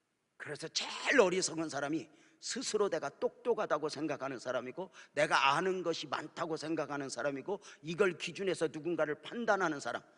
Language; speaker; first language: Korean; native; Korean